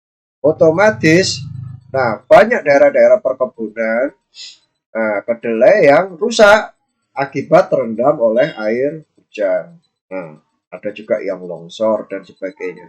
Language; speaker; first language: Indonesian; native; Indonesian